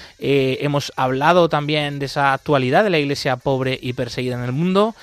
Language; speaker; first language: Spanish; native; Spanish